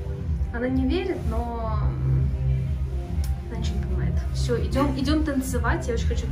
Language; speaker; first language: Russian; native; Russian